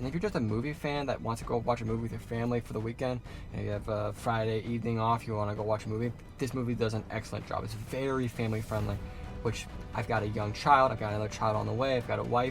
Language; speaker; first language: English; native; English